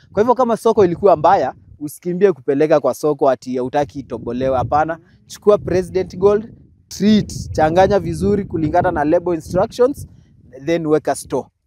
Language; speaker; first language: Swahili; non-native, local second language; Kamba